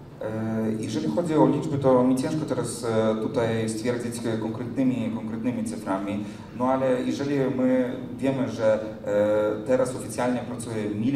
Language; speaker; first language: Polish; non-native, fluent; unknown